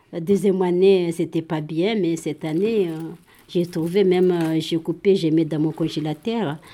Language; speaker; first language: French; non-native, learner; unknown